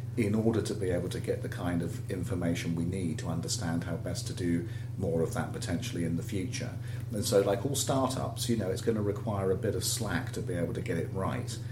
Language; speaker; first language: English; native; English